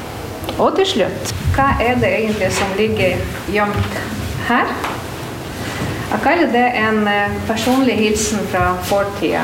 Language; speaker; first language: Norwegian; non-native, fluent; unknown